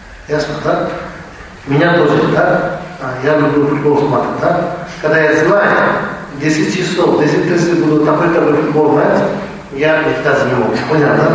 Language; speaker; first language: Russian; non-native, learner; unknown